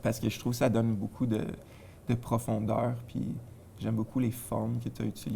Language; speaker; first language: French; native; French